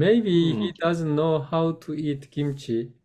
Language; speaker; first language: English; non-native, fluent; Korean